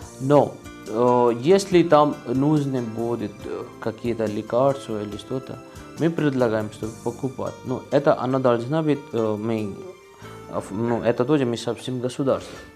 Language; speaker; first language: Russian; non-native, learner; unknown